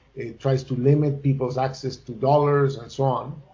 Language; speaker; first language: English; non-native, fluent; Spanish